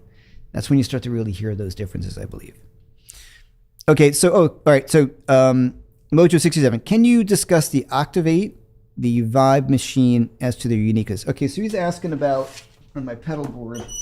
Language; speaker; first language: English; native; English